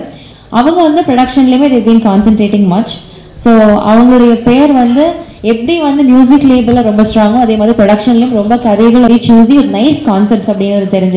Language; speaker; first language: Tamil; native; Tamil